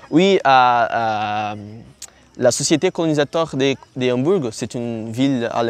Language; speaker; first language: French; non-native, learner; Portuguese